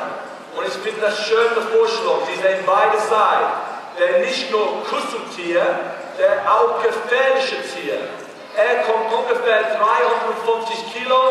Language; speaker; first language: German; non-native, learner; English